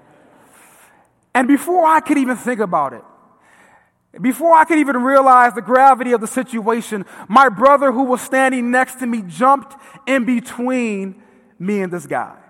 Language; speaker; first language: English; native; English